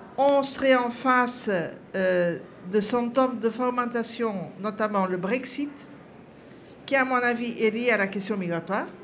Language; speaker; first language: French; non-native, fluent; Portuguese